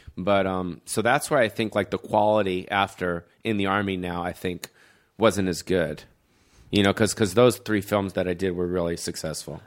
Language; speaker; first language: English; native; English